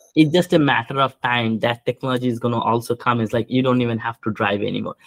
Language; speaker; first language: English; non-native, local second language; Bangla